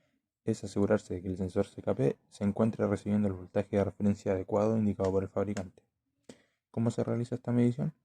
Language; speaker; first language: Spanish; native; Spanish